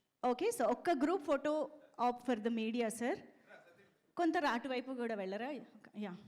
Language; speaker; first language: Telugu; native; Telugu